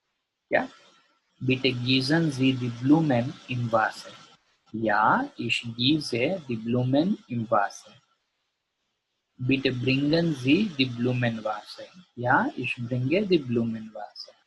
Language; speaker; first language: German; non-native, learner; Gujarati